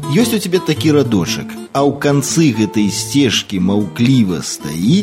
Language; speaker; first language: Belarusian; native; Belarusian